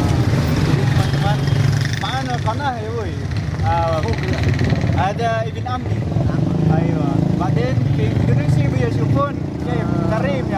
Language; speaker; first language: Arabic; non-native, learner; Indonesian